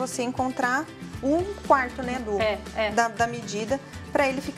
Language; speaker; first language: Portuguese; native; Portuguese